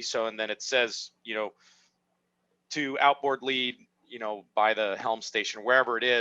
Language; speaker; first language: English; native; English